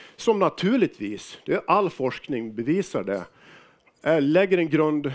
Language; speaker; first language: Swedish; native; Swedish